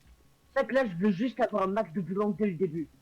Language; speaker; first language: French; native; French